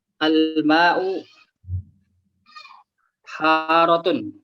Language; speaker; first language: Arabic; non-native, learner; Indonesian